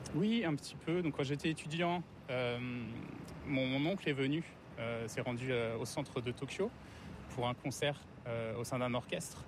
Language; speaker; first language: French; native; French